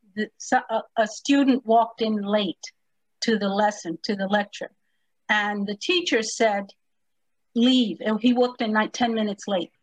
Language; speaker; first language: English; early bilingual, other home language; Spanish